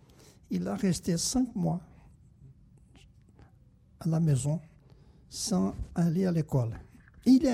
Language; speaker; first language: French; non-native, fluent; Portuguese